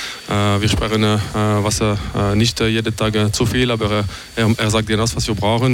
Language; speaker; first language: German; non-native, local second language; French